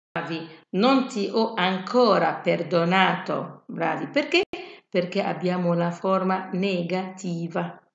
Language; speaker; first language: Italian; non-native, fluent; Arabic